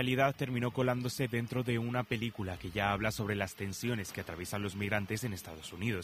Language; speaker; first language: Spanish; native; Spanish